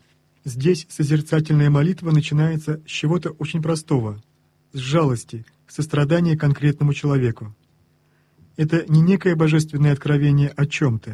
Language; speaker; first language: Russian; native; Russian